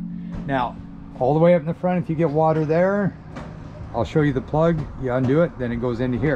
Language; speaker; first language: English; native; English